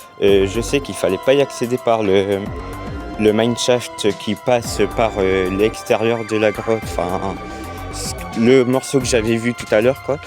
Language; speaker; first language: French; native; French